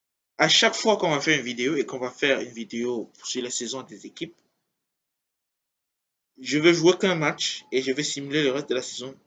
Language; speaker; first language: French; native; French